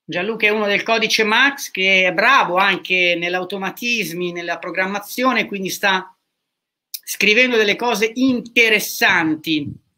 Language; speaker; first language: Italian; native; Italian